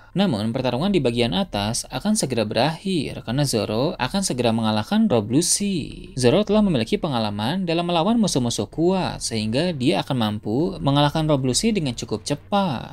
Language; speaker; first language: Indonesian; native; Indonesian